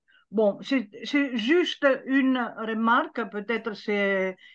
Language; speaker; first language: French; non-native, fluent; Greek